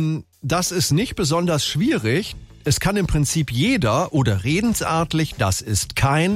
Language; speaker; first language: German; native; German